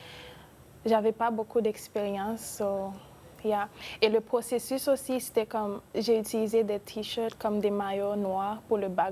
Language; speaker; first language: French; non-native, local second language; Spanish